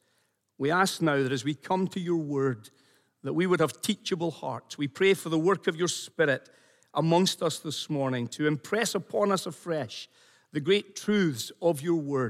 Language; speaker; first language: English; native; English